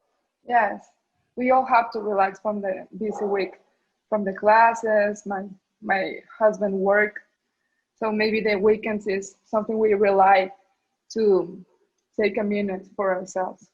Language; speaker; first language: English; non-native, learner; Spanish